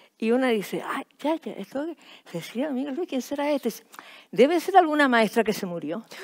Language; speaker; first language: Spanish; native; Spanish